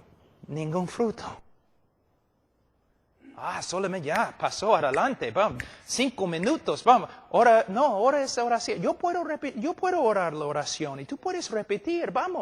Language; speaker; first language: Spanish; non-native, fluent; English